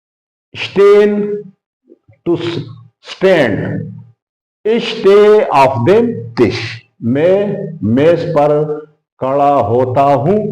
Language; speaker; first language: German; non-native, fluent; Urdu